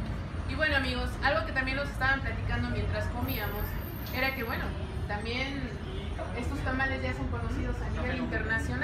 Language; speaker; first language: Spanish; native; Spanish